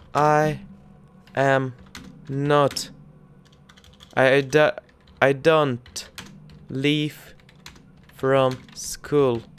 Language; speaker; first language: English; non-native, learner; Russian